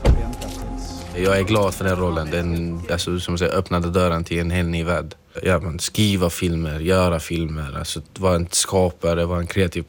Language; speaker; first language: Swedish; non-native, fluent; Arabic